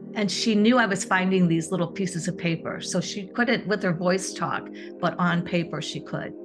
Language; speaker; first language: English; native; English